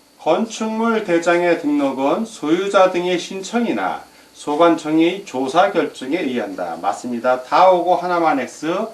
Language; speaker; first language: Korean; native; Korean